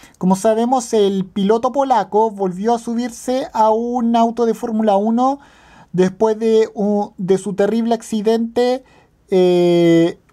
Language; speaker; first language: Spanish; native; Spanish